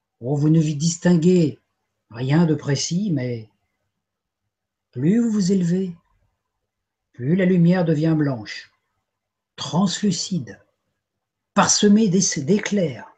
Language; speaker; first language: French; native; French